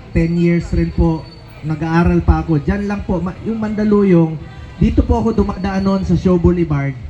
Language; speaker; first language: Filipino; non-native, local second language; Cebuano